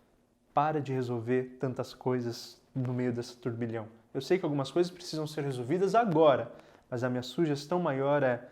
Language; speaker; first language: Portuguese; native; Portuguese